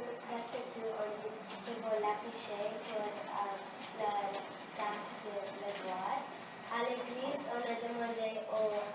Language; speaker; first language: French; early bilingual, other home language; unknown